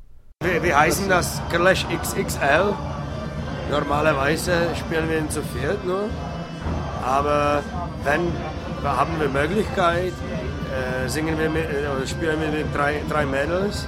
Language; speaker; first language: German; non-native, learner; Czech